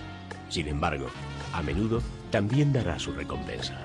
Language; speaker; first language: Spanish; native; Spanish